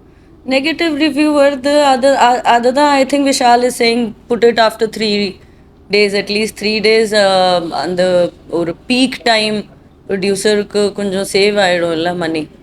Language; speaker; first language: Tamil; non-native, fluent; Hindi